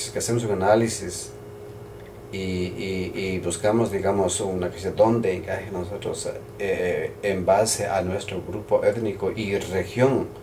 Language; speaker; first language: Spanish; non-native, local second language; Quechua